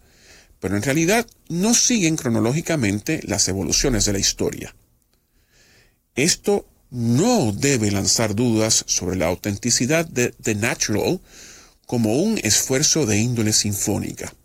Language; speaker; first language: Spanish; native; Spanish